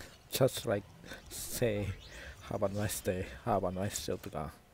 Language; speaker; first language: English; non-native, learner; Japanese